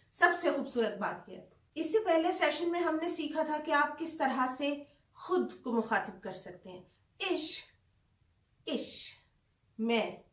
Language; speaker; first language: Urdu; native; Urdu